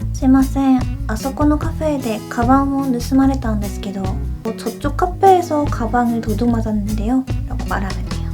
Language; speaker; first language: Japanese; non-native, fluent; Korean